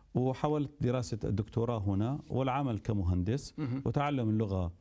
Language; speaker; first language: Arabic; native; Arabic